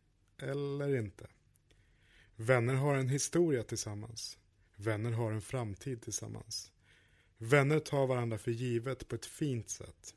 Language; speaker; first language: Swedish; native; Swedish